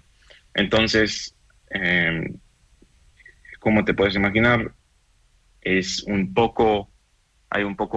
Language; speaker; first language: Spanish; non-native, fluent; Hebrew